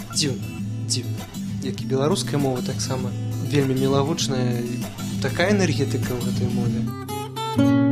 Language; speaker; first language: Belarusian; non-native, local second language; Russian